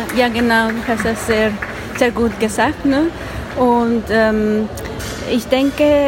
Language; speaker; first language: German; non-native, learner; Spanish